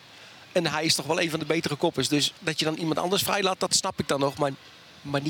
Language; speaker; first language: Dutch; native; Dutch